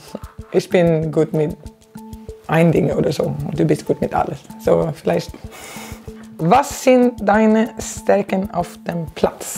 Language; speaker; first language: German; non-native, learner; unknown